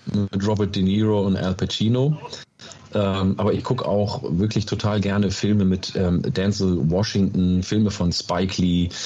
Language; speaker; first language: German; early bilingual, other home language; Oromo